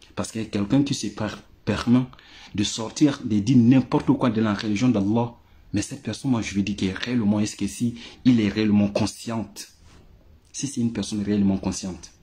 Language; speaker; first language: French; non-native, local second language; Bambara